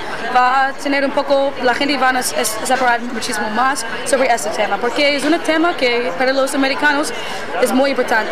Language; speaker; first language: Spanish; non-native, learner; English